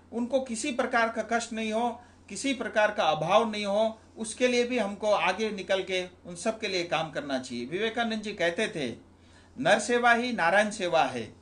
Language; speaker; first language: Hindi; non-native, local second language; Nepali